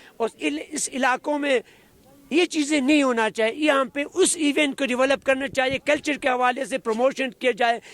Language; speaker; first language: Urdu; non-native, local second language; Khowar